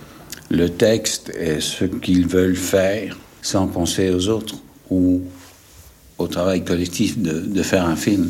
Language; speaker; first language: French; non-native, fluent; English